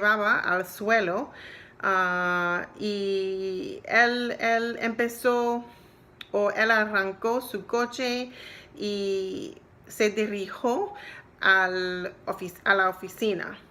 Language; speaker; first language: Spanish; non-native, learner; English